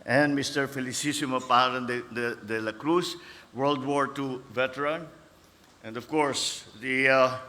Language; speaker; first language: English; non-native, local second language; Filipino